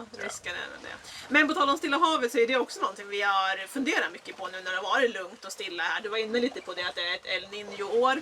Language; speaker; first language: Swedish; native; Swedish